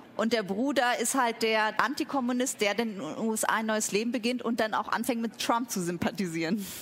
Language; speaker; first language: German; early bilingual, other home language; Vietnamese